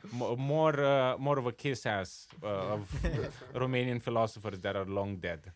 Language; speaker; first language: English; non-native, fluent; Romanian